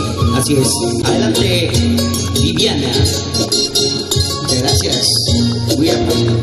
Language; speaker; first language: Spanish; native; Spanish